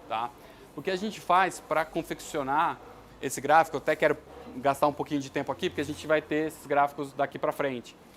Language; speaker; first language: Portuguese; native; Portuguese